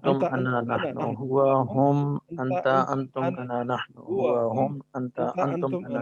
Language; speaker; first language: Arabic; non-native, learner; Urdu